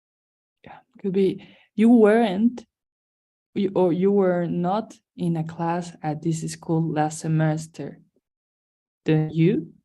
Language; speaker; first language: English; non-native, learner; Spanish